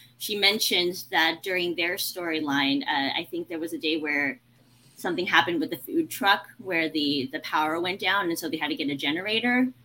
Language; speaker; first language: English; early bilingual, other home language; Chinese